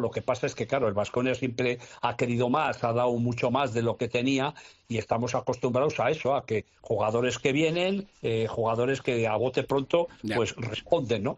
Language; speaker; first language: Spanish; native; Spanish